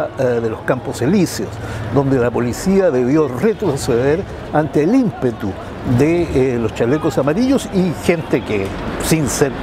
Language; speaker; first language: Spanish; native; Spanish